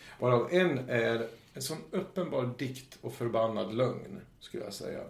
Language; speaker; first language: Swedish; native; Swedish